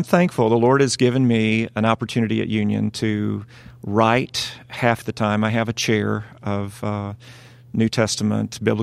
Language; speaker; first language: English; native; English